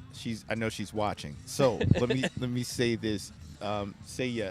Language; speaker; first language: English; native; English